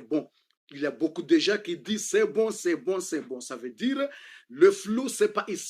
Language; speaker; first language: French; non-native, learner; Comorian